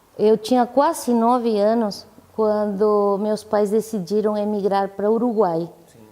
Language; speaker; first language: Portuguese; non-native, fluent; Spanish